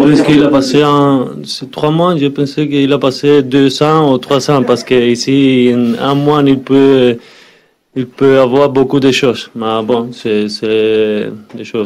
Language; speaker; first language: French; non-native, learner; Spanish